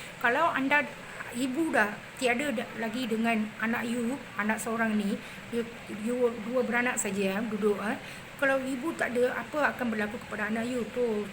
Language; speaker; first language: Malay; non-native, local second language; Tamil